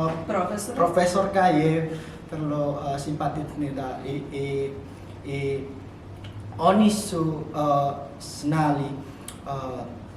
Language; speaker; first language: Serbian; non-native, learner; Indonesian